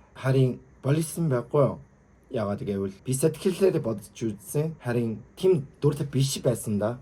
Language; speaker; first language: Mongolian; non-native, learner; Korean